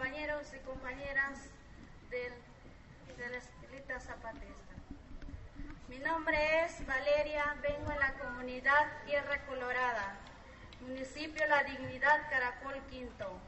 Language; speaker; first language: Spanish; non-native, local second language; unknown